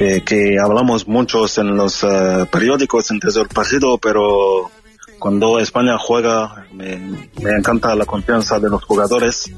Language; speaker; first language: Spanish; non-native, fluent; French